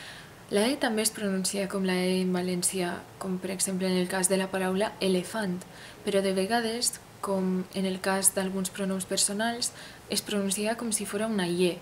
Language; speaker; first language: Catalan; non-native, fluent; Romanian